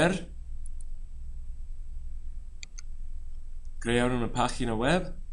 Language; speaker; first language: Spanish; non-native, fluent; English